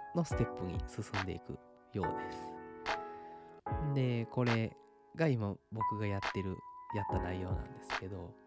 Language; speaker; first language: Japanese; native; Japanese